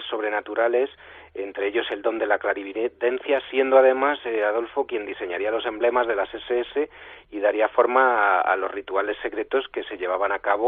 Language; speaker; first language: Spanish; native; Spanish